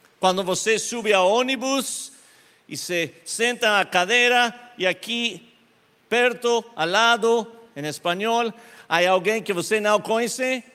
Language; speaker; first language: Portuguese; non-native, learner; Spanish